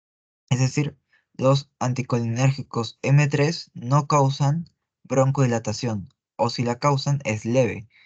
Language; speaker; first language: Spanish; native; Spanish